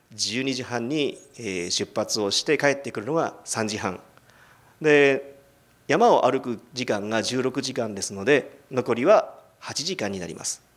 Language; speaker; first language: Japanese; native; Japanese